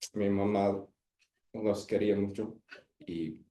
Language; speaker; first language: Spanish; early bilingual, heritage; Spanish